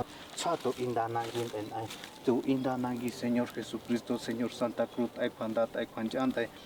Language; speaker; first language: Spanish; native; Spanish